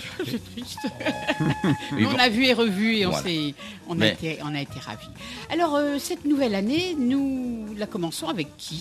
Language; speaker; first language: French; native; French